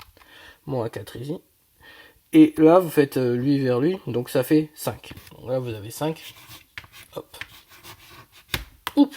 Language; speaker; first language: French; native; French